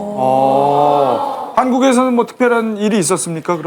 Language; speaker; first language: Korean; native; Korean